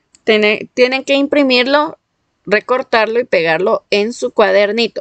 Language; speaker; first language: Spanish; native; Spanish